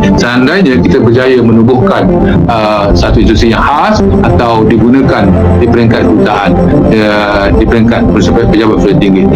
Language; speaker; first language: Malay; native; Malay